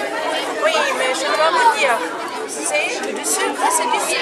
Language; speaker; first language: French; non-native, fluent; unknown